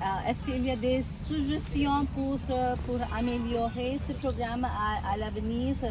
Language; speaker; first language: French; non-native, learner; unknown